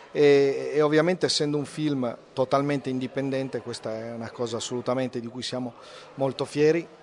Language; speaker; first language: Italian; native; Italian